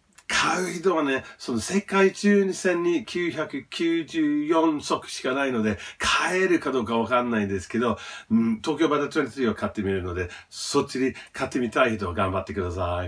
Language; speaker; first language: Japanese; non-native, learner; English